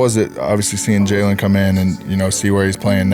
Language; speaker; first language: English; native; English